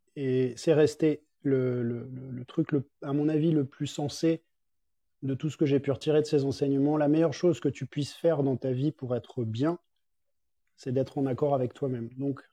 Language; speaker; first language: French; native; French